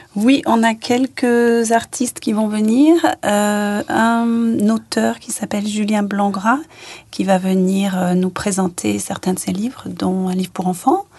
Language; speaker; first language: French; native; French